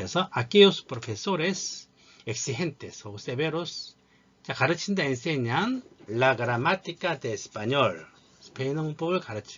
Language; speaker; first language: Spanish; non-native, fluent; Korean